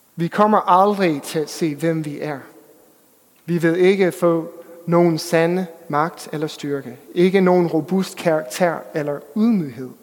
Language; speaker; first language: Danish; non-native, fluent; English